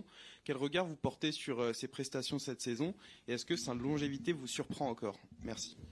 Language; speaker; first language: French; native; French